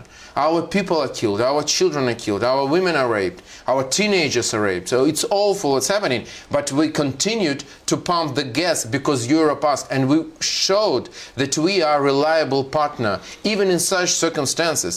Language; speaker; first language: English; non-native, fluent; Russian